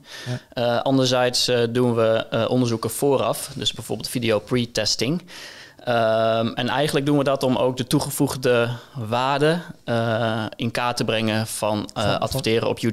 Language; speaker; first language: Dutch; native; Dutch